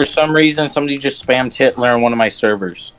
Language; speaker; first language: English; native; English